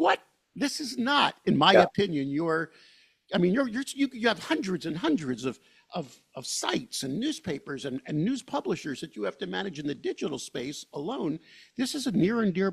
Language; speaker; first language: English; native; English